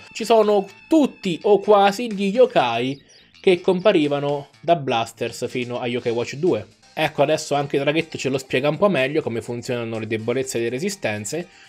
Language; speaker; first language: Italian; native; Italian